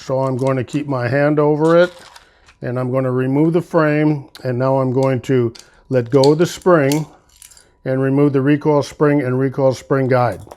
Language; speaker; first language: English; native; English